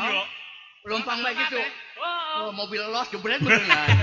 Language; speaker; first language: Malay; non-native, local second language; Sundanese